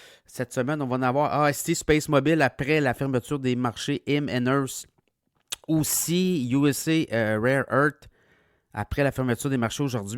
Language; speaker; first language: French; native; French